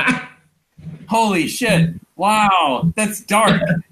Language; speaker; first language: English; native; English